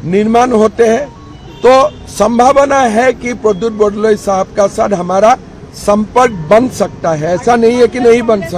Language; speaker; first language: Hindi; non-native, local second language; Assamese